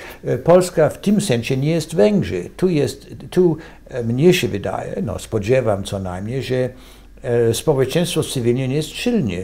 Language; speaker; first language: Polish; non-native, fluent; English